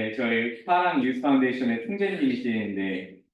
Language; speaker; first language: Korean; early bilingual, heritage; Korean